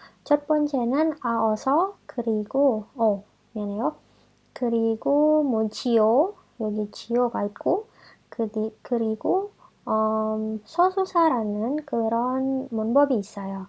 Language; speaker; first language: Korean; non-native, fluent; Indonesian